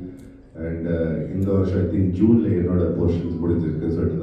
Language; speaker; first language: Tamil; non-native, fluent; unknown